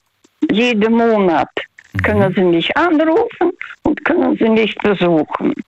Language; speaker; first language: German; non-native, fluent; Russian